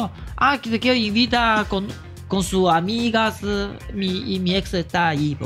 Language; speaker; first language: Spanish; non-native, learner; Chinese